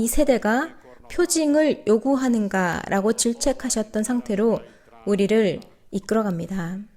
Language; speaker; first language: Korean; native; Korean